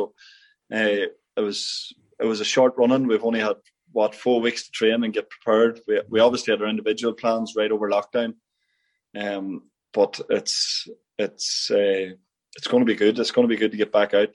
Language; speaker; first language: English; native; English